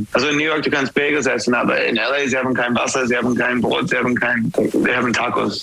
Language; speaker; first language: German; non-native, learner; English